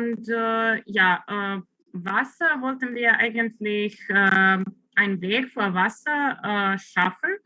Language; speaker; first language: German; non-native, fluent; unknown